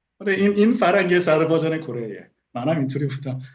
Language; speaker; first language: Persian; non-native, learner; Korean